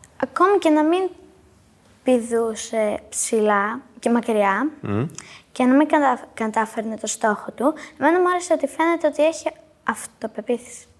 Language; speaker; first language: Greek; native; Greek